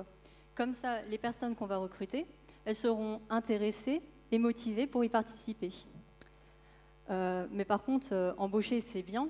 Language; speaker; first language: French; native; French